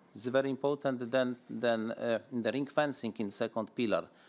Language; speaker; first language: English; non-native, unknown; Polish